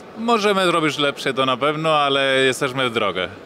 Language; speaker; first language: Polish; non-native, learner; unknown